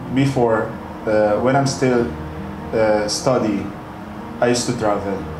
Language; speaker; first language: English; non-native, fluent; Arabic